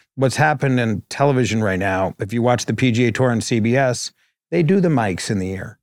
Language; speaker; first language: English; native; English